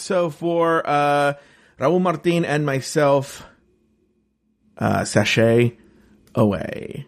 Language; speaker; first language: English; native; English